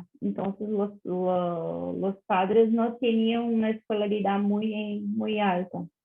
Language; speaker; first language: Spanish; non-native, learner; Portuguese